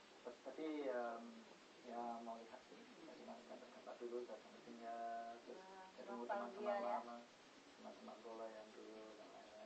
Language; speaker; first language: Indonesian; non-native, fluent; English